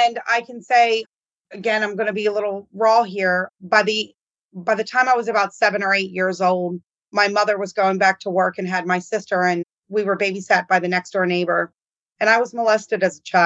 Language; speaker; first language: English; native; English